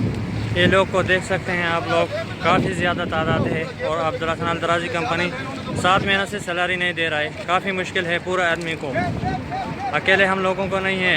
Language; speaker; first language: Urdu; non-native, local second language; Pashto